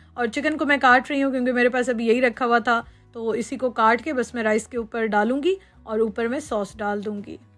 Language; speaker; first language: Urdu; native; Urdu